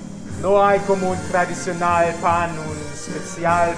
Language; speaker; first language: Spanish; non-native, learner; German